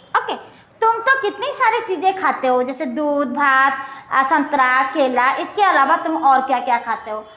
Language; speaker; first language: Hindi; non-native, local second language; Odia